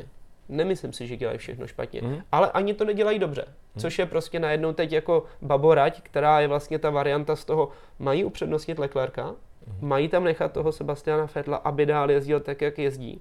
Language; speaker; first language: Czech; native; Czech